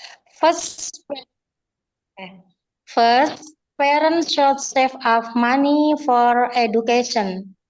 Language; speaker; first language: English; non-native, learner; Indonesian